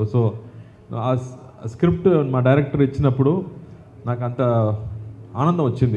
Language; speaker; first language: Telugu; non-native, fluent; Tamil